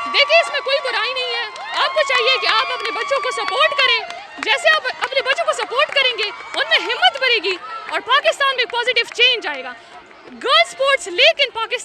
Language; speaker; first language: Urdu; non-native, local second language; Pashto